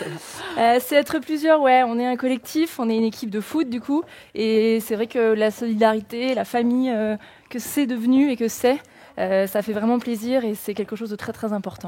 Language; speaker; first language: French; native; French